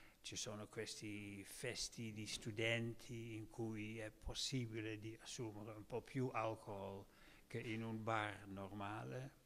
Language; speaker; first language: Italian; non-native, learner; Dutch